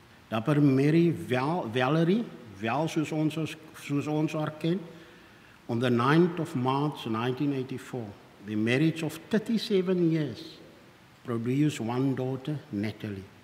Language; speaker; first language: English; non-native, local second language; Afrikaans